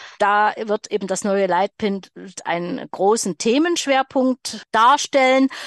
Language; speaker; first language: German; native; German